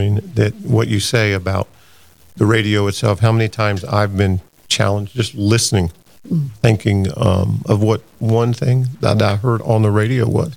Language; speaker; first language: English; native; English